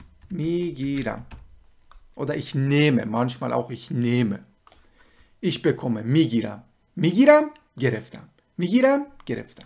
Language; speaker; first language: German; non-native, fluent; Persian